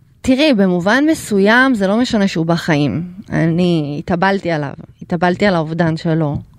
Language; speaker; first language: Hebrew; early bilingual, other home language; Russian